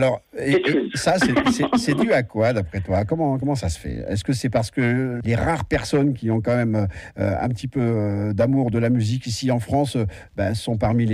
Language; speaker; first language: French; native; French